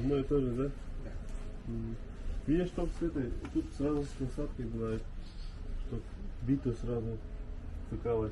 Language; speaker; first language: Russian; non-native, local second language; Yakut